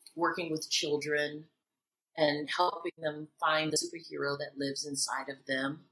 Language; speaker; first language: English; native; English